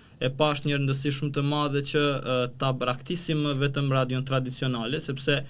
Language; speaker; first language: Albanian; non-native, local second language; Romany